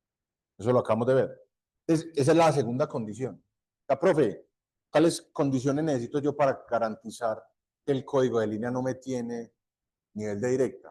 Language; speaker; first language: Spanish; native; Spanish